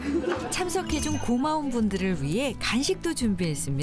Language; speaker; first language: Korean; native; Korean